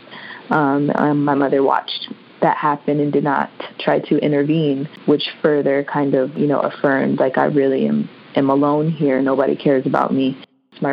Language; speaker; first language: English; native; English